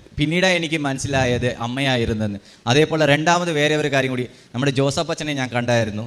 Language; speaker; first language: Malayalam; early bilingual, heritage; Malayalam